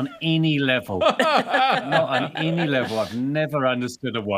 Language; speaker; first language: English; native; English